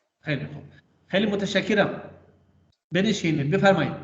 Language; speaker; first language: Persian; non-native, fluent; Urdu